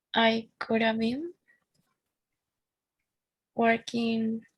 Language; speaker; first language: English; non-native, learner; Spanish